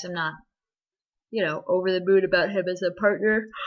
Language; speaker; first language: English; native; English